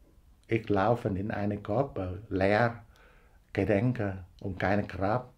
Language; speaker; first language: German; non-native, learner; Vietnamese